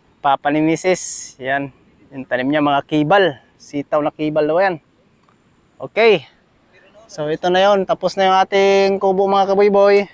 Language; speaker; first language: Filipino; non-native, local second language; Cebuano